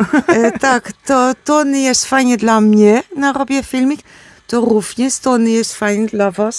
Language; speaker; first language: Polish; non-native, learner; Dutch